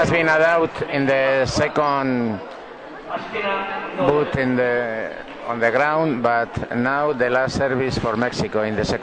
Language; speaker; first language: English; non-native, learner; Spanish